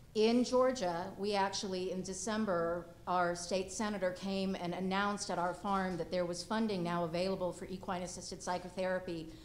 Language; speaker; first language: English; native; English